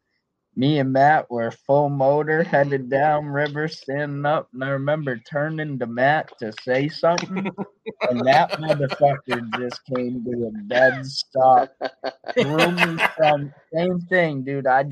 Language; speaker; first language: English; native; English